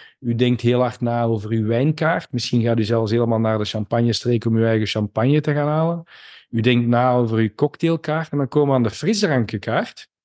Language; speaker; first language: Dutch; native; Dutch